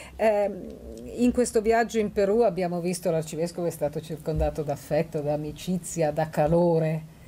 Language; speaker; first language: Italian; native; Italian